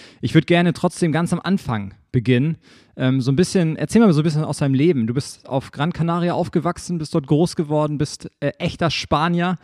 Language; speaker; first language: German; native; German